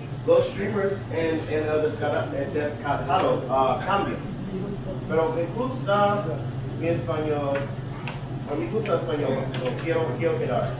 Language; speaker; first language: Spanish; non-native, learner; English